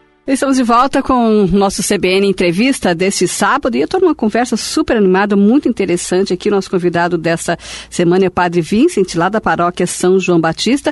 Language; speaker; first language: Portuguese; native; Portuguese